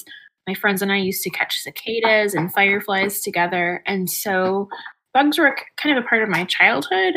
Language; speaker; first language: English; native; English